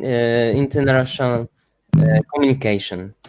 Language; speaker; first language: English; non-native, learner; Ukrainian